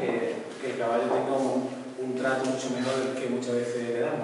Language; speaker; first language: Spanish; native; Spanish